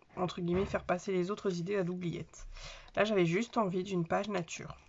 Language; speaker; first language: French; native; French